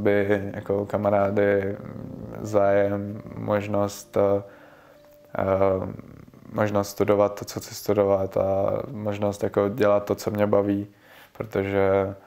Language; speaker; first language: Czech; early bilingual, other home language; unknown